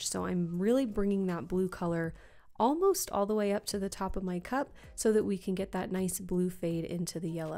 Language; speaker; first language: English; native; English